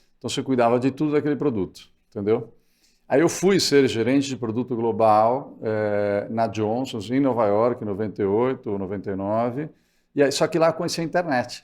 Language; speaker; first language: Portuguese; early bilingual, other home language; Spanish